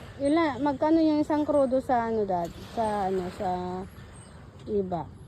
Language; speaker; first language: Filipino; non-native, local second language; Iloko